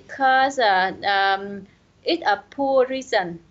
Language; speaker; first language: English; non-native, learner; Vietnamese